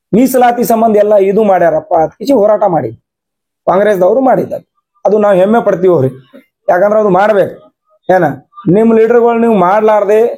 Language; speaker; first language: Kannada; non-native, local second language; Lambadi